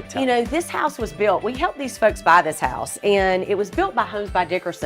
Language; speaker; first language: English; native; English